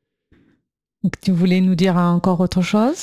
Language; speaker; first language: French; native; French